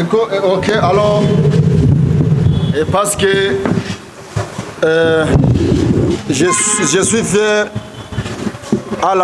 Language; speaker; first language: French; non-native, learner; Rundi